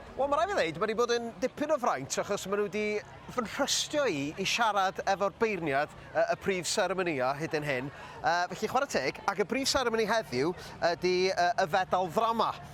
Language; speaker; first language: Welsh; native; Welsh